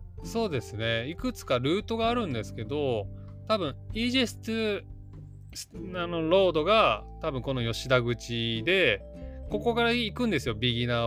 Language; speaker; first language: Japanese; native; Japanese